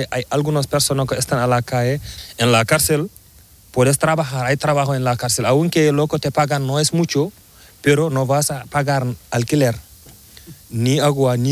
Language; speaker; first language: Spanish; non-native, learner; Fula